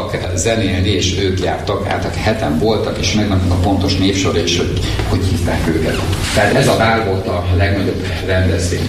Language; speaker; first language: Hungarian; native; Hungarian